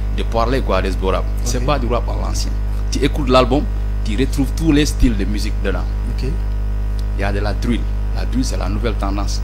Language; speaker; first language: French; non-native, local second language; Fula